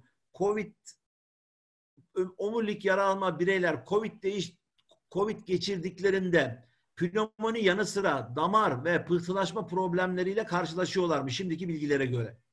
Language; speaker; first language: Turkish; native; Turkish